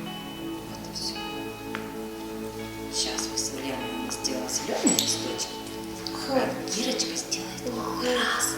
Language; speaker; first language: Russian; native; Russian